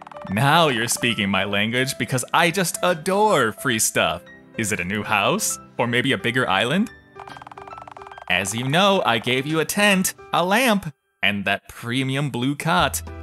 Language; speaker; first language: English; native; English